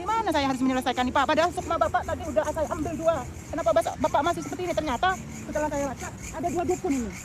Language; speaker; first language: Indonesian; non-native, local second language; Madurese